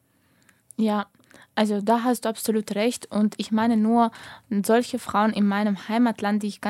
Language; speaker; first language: German; non-native, fluent; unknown